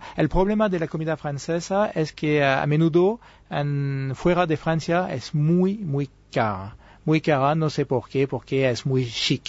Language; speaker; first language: Spanish; non-native, fluent; French